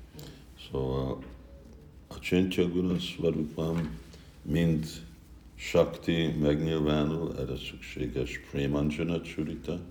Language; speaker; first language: Hungarian; early bilingual, heritage; Hungarian